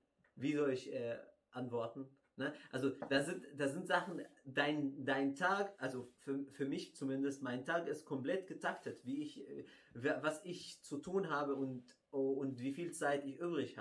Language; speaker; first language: German; non-native, fluent; Arabic